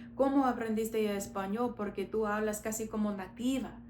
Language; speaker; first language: Spanish; non-native, fluent; English